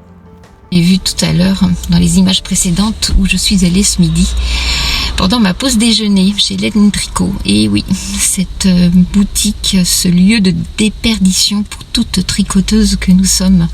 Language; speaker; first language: French; native; French